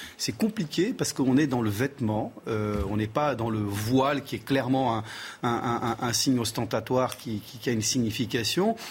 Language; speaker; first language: French; early bilingual, other home language; Portuguese